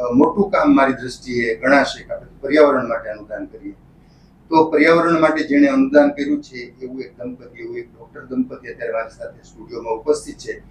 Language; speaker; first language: Gujarati; native; Gujarati